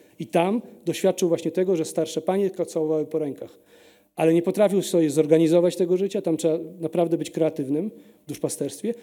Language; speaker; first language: Polish; early bilingual, heritage; Polish